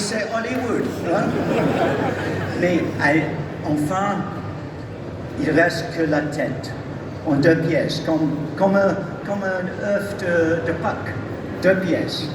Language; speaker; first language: French; non-native, learner; English